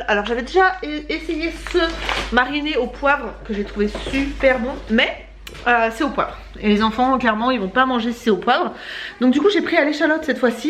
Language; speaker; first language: French; native; French